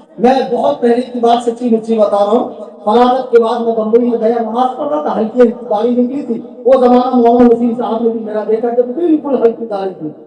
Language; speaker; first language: Urdu; native; Urdu